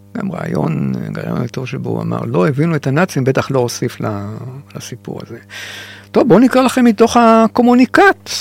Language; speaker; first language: Hebrew; native; Hebrew